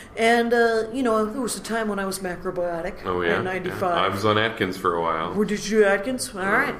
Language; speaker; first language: English; native; English